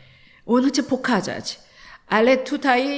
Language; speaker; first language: Polish; non-native, learner; Korean